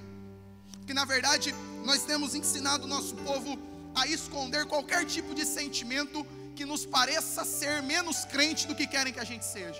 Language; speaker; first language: Portuguese; native; Portuguese